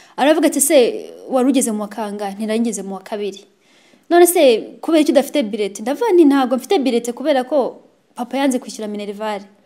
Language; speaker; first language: Kinyarwanda; native; Kinyarwanda